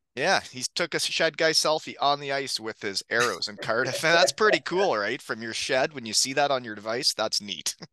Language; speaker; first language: English; native; English